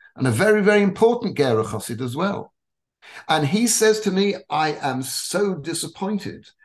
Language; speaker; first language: English; native; English